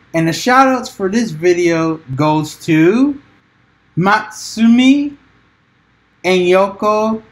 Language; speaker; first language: English; native; English